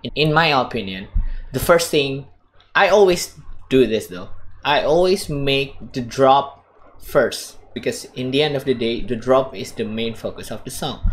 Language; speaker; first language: English; non-native, fluent; Indonesian